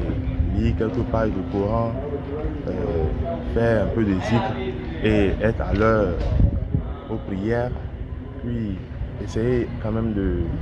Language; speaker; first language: French; non-native, local second language; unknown